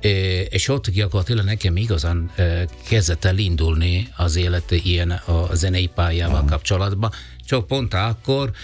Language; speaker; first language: Hungarian; non-native, fluent; Italian